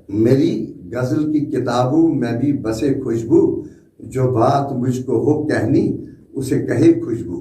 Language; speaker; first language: Urdu; non-native, local second language; Kashmiri